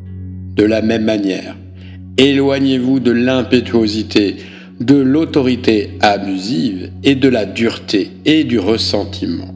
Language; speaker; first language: French; native; French